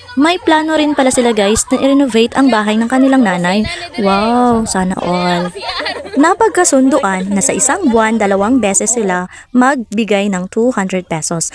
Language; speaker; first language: Filipino; non-native, local second language; Cebuano